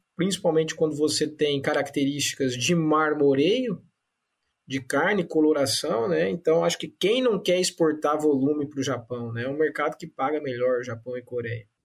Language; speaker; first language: Portuguese; native; Portuguese